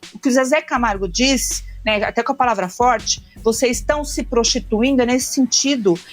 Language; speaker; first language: Portuguese; native; Portuguese